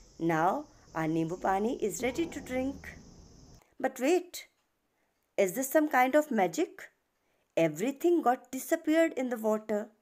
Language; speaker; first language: English; non-native, local second language; Hindi